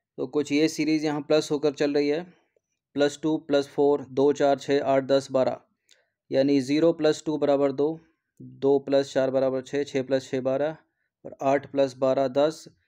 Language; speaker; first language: Hindi; native; Hindi